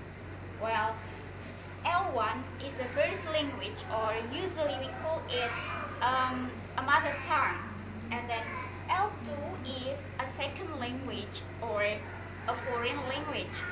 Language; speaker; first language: English; non-native, learner; Indonesian